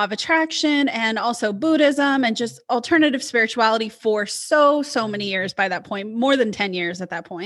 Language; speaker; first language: English; native; English